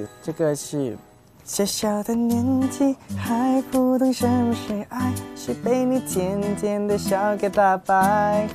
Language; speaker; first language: Chinese; non-native, learner; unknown